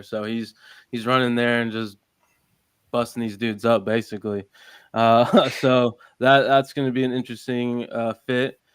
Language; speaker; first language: English; native; English